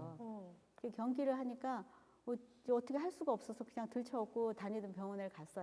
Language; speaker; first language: Korean; native; Korean